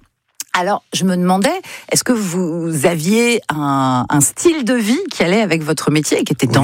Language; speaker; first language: French; native; French